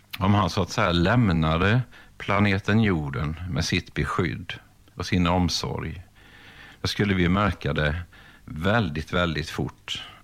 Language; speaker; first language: Swedish; native; Swedish